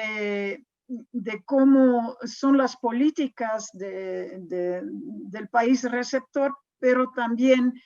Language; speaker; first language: Spanish; non-native, fluent; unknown